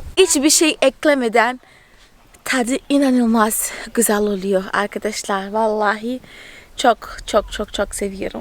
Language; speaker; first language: Turkish; non-native, fluent; Portuguese